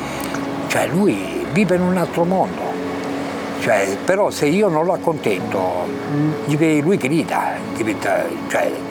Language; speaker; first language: Italian; native; Italian